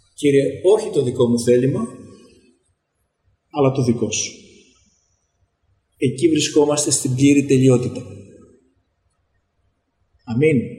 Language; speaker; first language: Greek; native; Greek